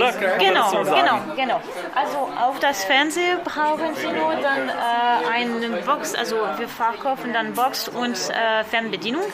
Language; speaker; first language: German; non-native, learner; French